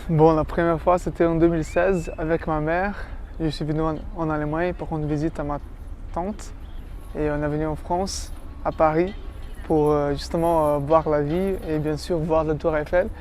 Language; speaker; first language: French; non-native, fluent; Portuguese